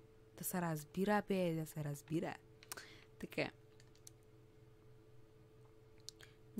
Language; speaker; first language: Bulgarian; native; Bulgarian